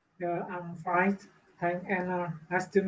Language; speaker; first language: English; non-native, learner; Vietnamese